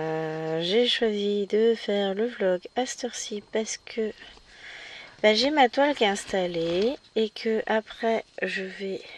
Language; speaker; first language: French; native; French